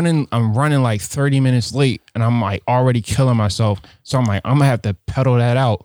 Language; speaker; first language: English; native; English